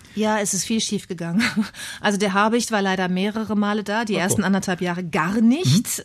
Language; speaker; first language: German; native; German